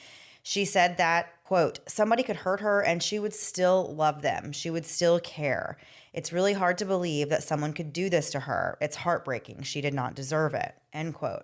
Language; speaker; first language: English; native; English